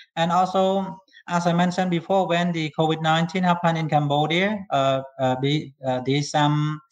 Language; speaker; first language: English; non-native, learner; Khmer